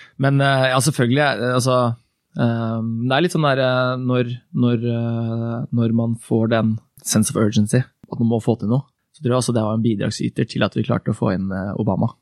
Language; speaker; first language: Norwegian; native; Norwegian